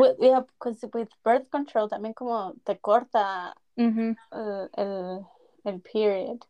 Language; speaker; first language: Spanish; early bilingual, heritage; Spanish